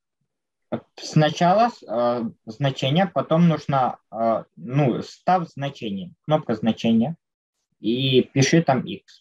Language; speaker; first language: Russian; native; Russian